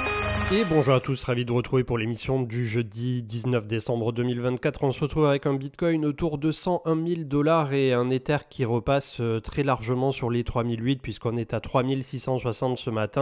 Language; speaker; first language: French; native; French